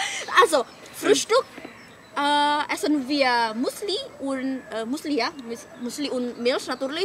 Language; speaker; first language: German; non-native, learner; Indonesian